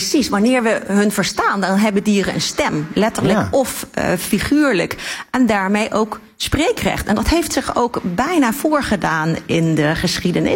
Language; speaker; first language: Dutch; native; Dutch